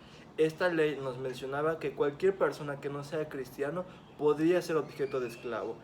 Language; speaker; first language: Spanish; native; Spanish